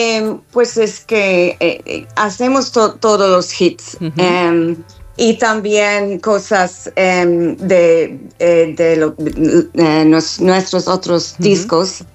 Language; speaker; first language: Spanish; non-native, fluent; English